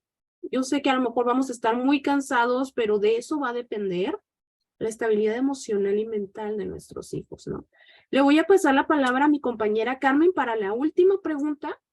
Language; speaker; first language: Spanish; native; Spanish